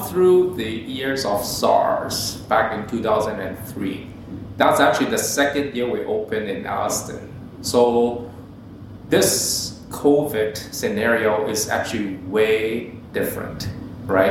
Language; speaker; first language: English; non-native, local second language; Cantonese